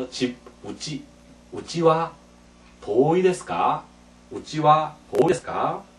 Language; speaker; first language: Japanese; non-native, fluent; Korean